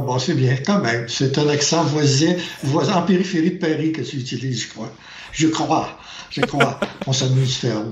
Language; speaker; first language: French; native; French